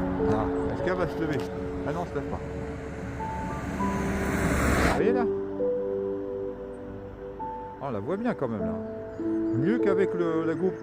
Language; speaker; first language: French; native; French